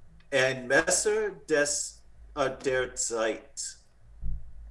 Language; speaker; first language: German; non-native, learner; English